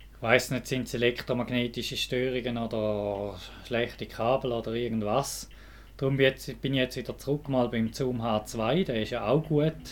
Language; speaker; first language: German; native; German